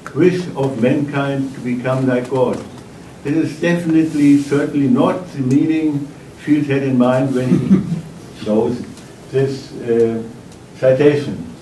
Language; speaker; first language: English; non-native, fluent; German